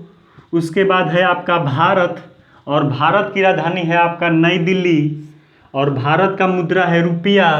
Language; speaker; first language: Hindi; native; Hindi